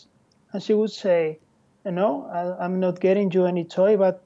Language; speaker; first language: English; non-native, fluent; Spanish